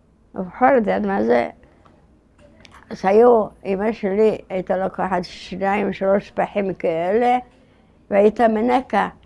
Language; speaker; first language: Hebrew; early bilingual, other home language; Arabic